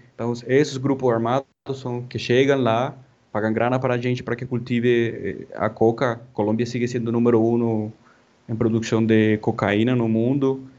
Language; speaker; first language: Portuguese; non-native, fluent; Spanish